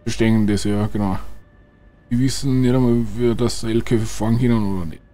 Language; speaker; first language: German; native; German